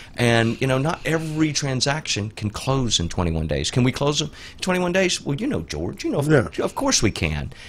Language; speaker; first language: English; native; English